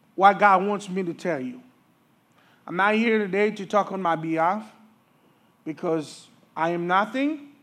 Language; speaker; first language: English; early bilingual, other home language; Haitian Creole